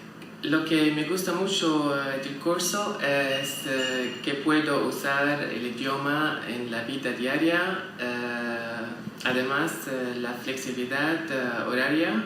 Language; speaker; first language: Spanish; non-native, learner; Arabic